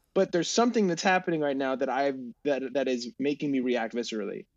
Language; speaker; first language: English; native; English